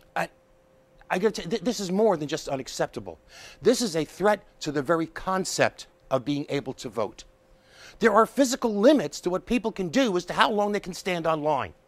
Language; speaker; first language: English; native; English